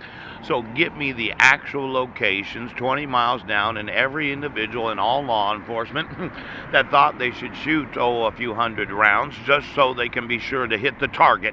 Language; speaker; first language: English; native; English